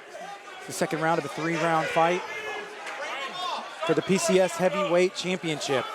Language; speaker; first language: English; native; English